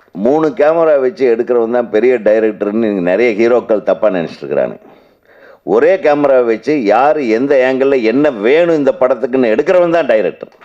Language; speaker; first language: Tamil; native; Tamil